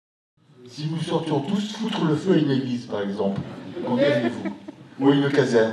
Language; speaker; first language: French; native; French